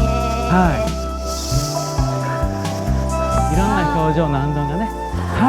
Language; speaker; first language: Japanese; native; Japanese